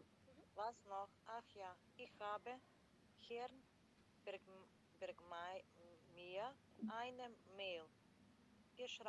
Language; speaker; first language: German; non-native, learner; Macedonian